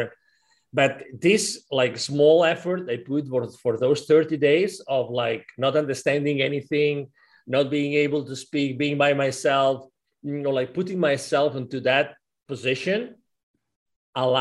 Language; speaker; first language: English; non-native, fluent; Spanish